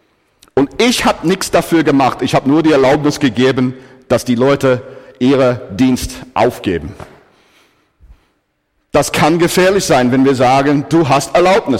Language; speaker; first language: German; non-native, fluent; English